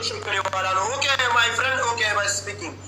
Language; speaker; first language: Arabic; non-native, learner; Pashto